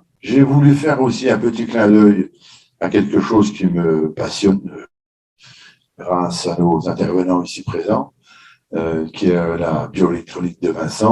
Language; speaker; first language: French; native; French